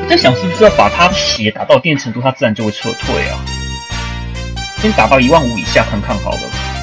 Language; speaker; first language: Chinese; native; Chinese